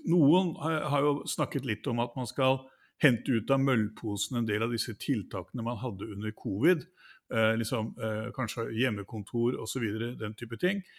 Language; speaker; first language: Norwegian; native; Norwegian